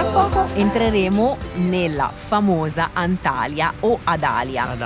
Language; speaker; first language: Italian; native; Italian